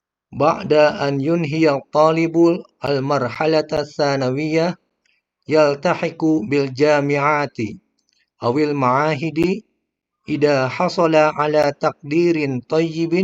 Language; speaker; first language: Arabic; non-native, fluent; Indonesian